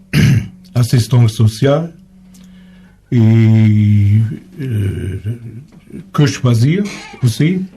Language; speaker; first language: French; non-native, learner; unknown